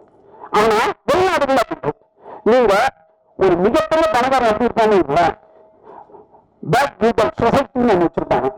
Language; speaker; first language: Tamil; native; Tamil